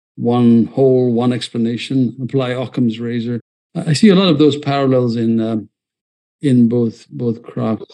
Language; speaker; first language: English; non-native, fluent; Malayalam